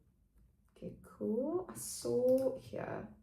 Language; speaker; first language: English; native; English